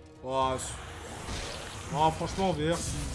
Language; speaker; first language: French; native; French